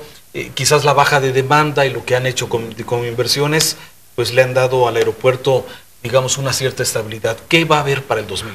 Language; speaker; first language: Spanish; native; Spanish